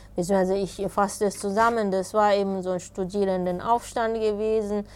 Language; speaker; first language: German; non-native, fluent; Japanese